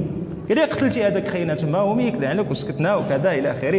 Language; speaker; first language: Arabic; native; Arabic